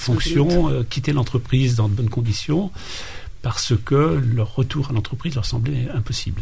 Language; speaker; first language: French; native; French